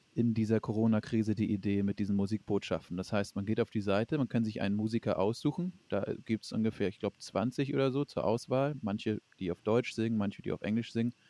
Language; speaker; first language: German; native; German